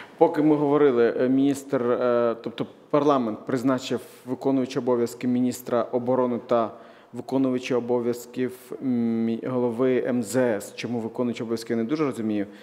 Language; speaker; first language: Ukrainian; native; Ukrainian